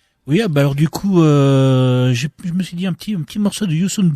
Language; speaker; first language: French; native; French